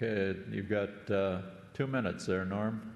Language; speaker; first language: English; native; English